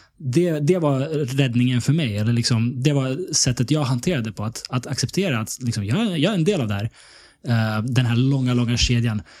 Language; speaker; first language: Swedish; early bilingual, other home language; Bosnian